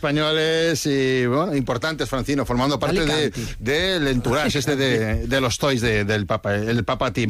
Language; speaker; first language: Spanish; native; Spanish